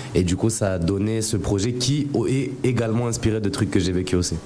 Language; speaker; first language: French; native; French